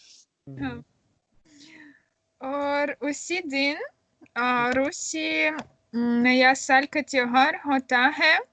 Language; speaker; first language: Hindi; non-native, learner; Russian